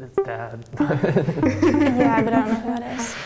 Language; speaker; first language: English; native; English